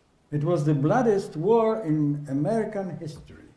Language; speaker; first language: English; non-native, fluent; Polish